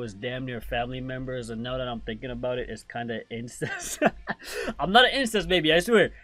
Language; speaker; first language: English; non-native, local second language; Jamaican Creole English